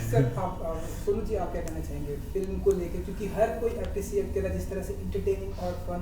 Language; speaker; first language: Hindi; native; Hindi